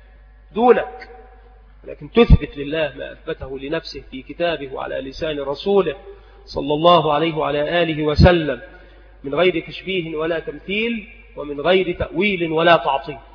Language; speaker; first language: Arabic; native; Arabic